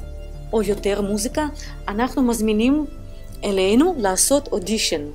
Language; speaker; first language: Hebrew; non-native, fluent; Russian